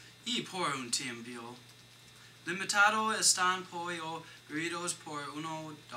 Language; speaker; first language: Spanish; non-native, learner; English